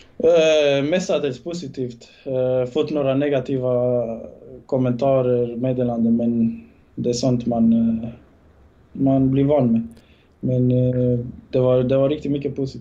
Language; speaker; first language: Swedish; early bilingual, other home language; Bosnian